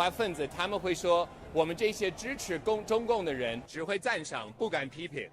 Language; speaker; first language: Chinese; non-native, fluent; English